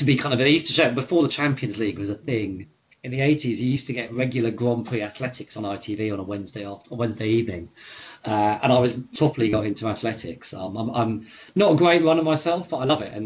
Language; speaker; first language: English; native; English